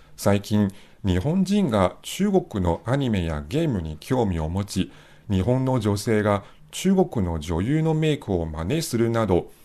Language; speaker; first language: Japanese; non-native, fluent; Chinese